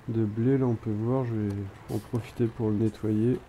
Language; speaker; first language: French; native; French